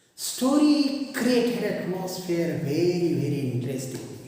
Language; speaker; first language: English; non-native, local second language; Marathi